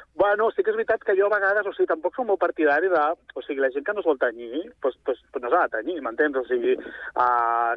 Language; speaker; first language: Catalan; native; Catalan